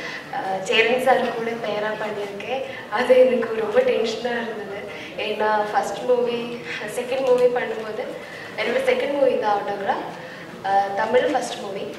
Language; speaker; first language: Tamil; non-native, fluent; Malayalam